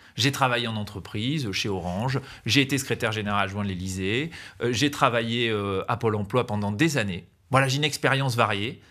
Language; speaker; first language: French; native; French